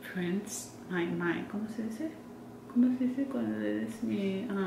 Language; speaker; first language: Spanish; non-native, learner; English